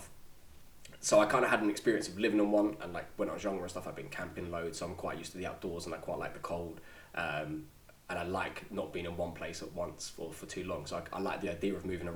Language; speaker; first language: English; native; English